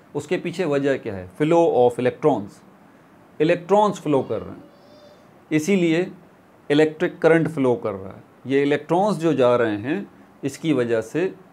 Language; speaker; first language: Urdu; native; Urdu